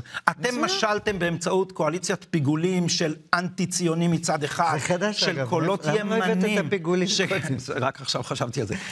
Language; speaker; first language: Hebrew; native; Hebrew